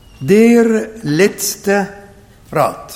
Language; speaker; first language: German; non-native, fluent; Arabic